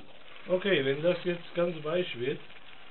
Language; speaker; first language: German; non-native, fluent; Italian